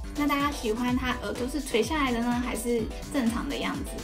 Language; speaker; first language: Chinese; native; Chinese